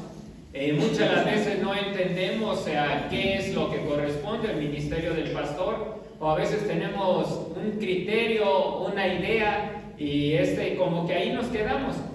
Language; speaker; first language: Spanish; native; Spanish